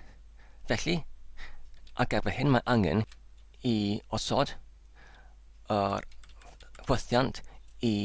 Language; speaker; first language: Welsh; non-native, learner; English